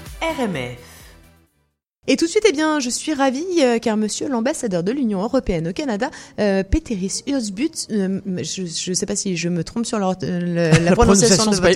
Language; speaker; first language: French; native; French